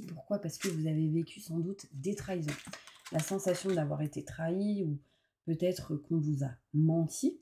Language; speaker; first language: French; native; French